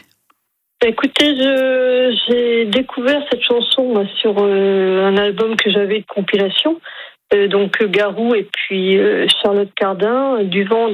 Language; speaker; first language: French; native; French